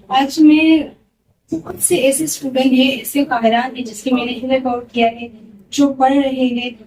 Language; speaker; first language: Urdu; non-native, local second language; Balti